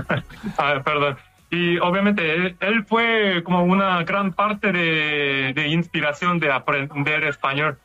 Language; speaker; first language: Spanish; non-native, fluent; Korean